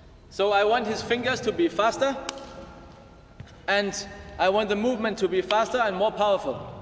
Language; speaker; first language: English; non-native, fluent; Danish